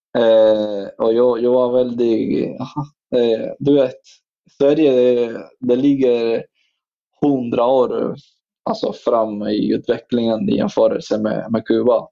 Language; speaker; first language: Swedish; non-native, fluent; Spanish